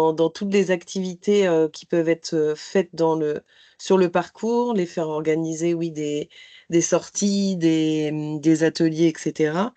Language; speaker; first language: French; native; French